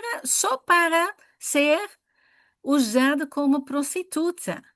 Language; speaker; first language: Portuguese; non-native, fluent; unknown